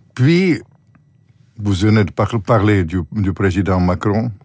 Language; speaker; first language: French; non-native, fluent; Ukrainian